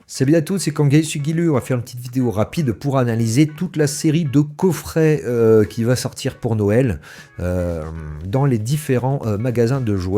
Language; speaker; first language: French; native; French